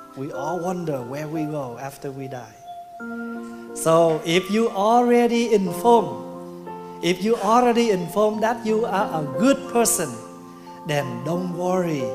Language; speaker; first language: English; early bilingual, other home language; Vietnamese